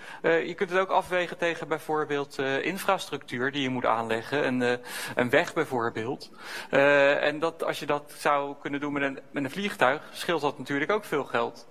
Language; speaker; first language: Dutch; native; Dutch